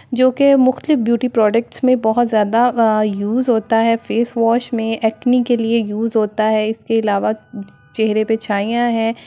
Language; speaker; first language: Hindi; native; Hindi